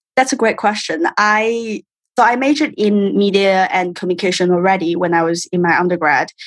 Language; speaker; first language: English; non-native, fluent; Chinese